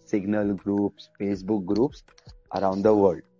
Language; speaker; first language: English; early bilingual, other home language; Arabic